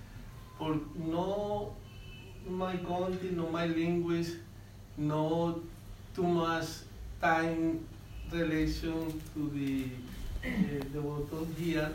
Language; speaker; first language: English; non-native, learner; Spanish